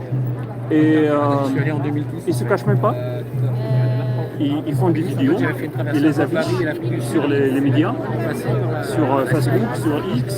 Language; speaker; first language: French; non-native, fluent; Arabic